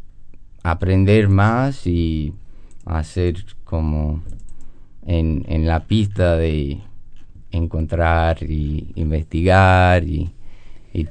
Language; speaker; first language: Spanish; non-native, learner; English